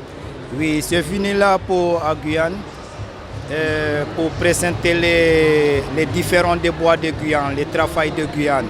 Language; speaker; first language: French; non-native, local second language; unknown